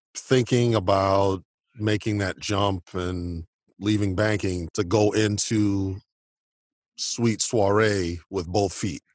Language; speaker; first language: English; native; English